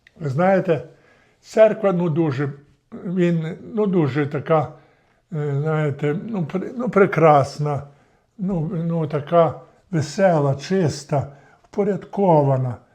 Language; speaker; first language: Ukrainian; native; Ukrainian